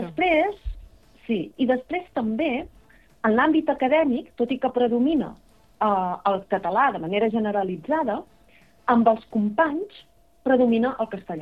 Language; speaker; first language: Catalan; native; Catalan